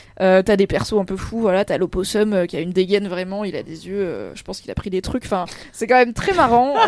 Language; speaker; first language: French; native; French